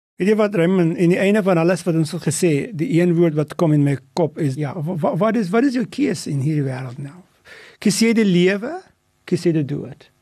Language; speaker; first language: Afrikaans; non-native, local second language; English